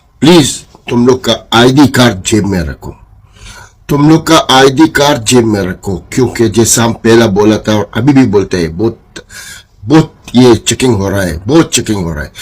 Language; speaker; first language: Hindi; non-native, fluent; Arabic